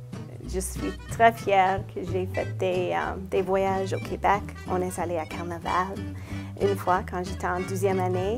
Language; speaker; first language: French; non-native, local second language; English